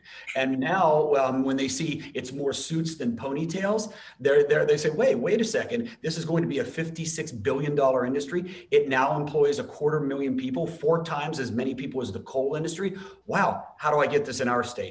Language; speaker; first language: English; native; English